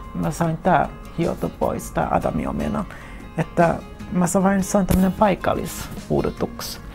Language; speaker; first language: Finnish; non-native, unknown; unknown